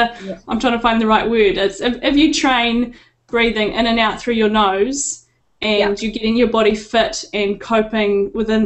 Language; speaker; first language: English; native; English